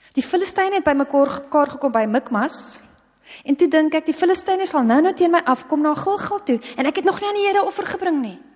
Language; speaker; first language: Afrikaans; non-native, local second language; English